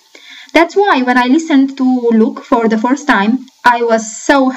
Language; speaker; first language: English; non-native, fluent; Romanian